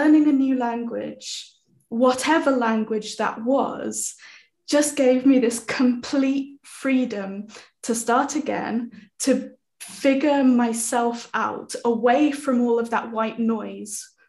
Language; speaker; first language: English; native; English